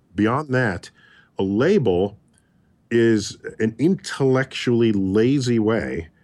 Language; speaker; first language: English; native; English